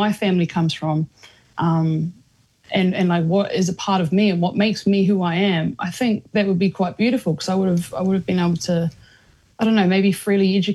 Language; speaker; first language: English; native; English